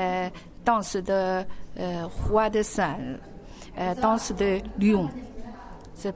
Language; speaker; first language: French; non-native, learner; Chinese